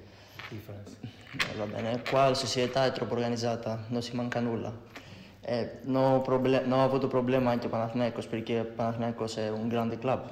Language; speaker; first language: Italian; non-native, learner; Greek